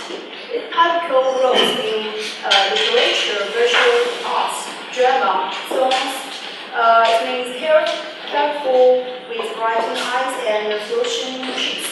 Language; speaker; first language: English; non-native, learner; Chinese